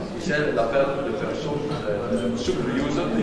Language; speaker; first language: French; non-native, learner; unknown